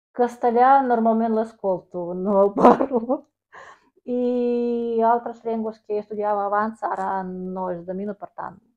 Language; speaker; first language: Catalan; non-native, fluent; Russian